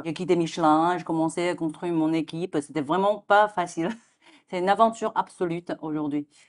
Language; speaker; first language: French; non-native, fluent; Chinese